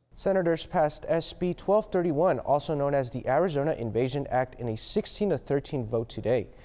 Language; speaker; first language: English; early bilingual, other home language; Spanish